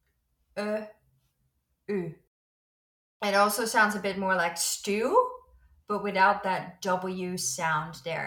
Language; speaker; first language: English; non-native, fluent; Dutch